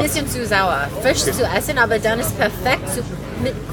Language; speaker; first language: German; non-native, learner; Korean